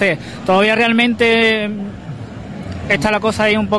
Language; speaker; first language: Spanish; native; Spanish